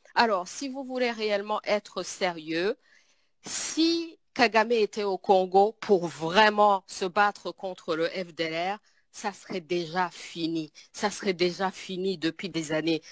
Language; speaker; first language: French; non-native, local second language; Kinyarwanda